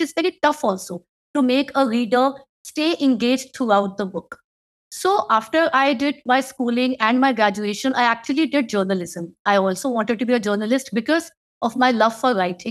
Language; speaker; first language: English; non-native, local second language; Hindi